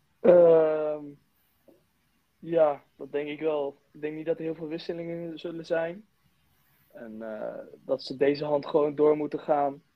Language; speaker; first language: Dutch; native; Dutch